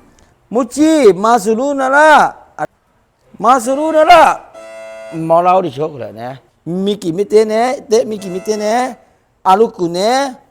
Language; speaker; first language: Japanese; non-native, learner; Thai